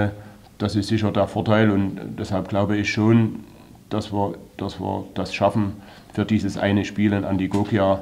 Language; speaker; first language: German; native; German